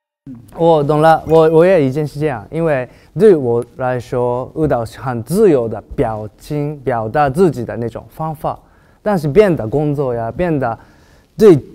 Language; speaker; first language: Chinese; non-native, learner; Japanese